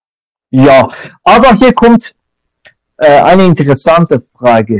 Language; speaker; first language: German; non-native, learner; Persian